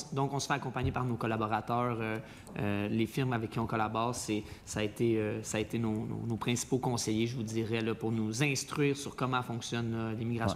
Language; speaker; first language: French; native; French